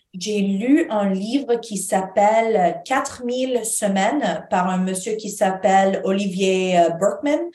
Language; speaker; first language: French; non-native, fluent; Arabic